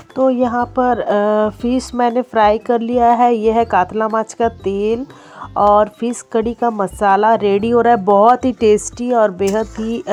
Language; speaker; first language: Hindi; non-native, local second language; Bangla